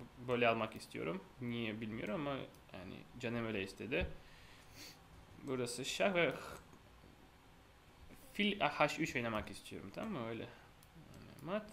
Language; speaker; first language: Turkish; non-native, fluent; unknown